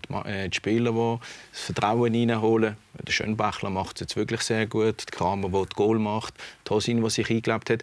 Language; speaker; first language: German; native; German